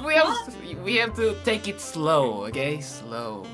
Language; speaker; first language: English; non-native, local second language; Filipino